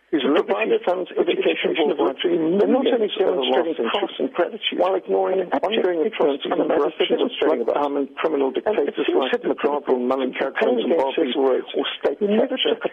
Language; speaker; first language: English; native; English